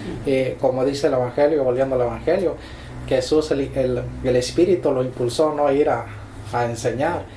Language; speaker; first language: Spanish; native; Spanish